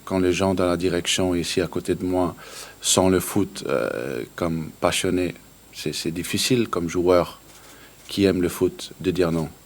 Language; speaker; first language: French; non-native, learner; Danish